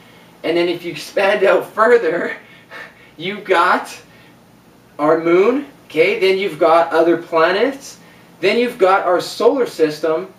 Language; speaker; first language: English; native; English